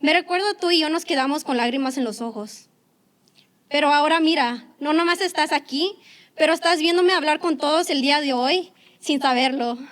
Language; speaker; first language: Spanish; early bilingual, heritage; Spanish